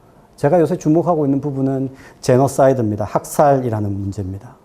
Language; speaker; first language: Korean; native; Korean